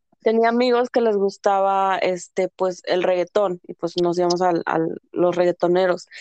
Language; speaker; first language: Spanish; early bilingual, heritage; Spanish